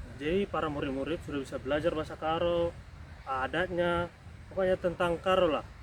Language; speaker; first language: Indonesian; native; Indonesian